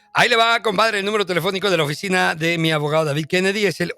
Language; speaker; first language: Spanish; native; Spanish